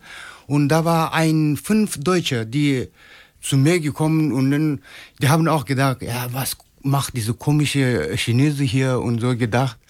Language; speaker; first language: German; non-native, learner; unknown